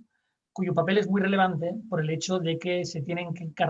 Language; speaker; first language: Spanish; native; Spanish